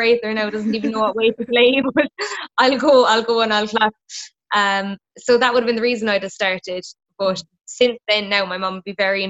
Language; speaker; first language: English; native; English